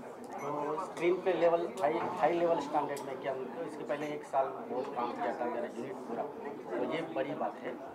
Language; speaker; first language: Hindi; non-native, local second language; Marathi